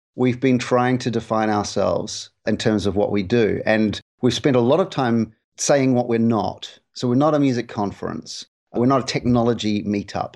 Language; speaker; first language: English; native; English